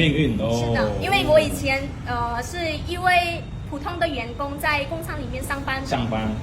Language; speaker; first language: Chinese; non-native, fluent; Khmer